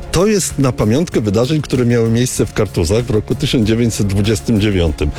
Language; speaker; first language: Polish; native; Polish